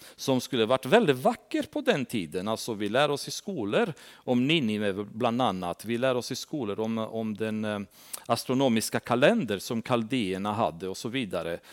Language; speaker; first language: Swedish; non-native, fluent; Romanian